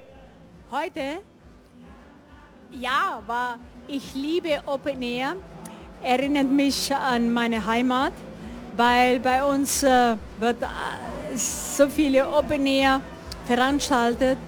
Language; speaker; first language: German; non-native, fluent; Italian